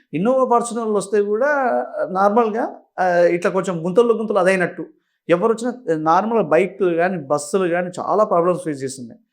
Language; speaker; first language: Telugu; native; Telugu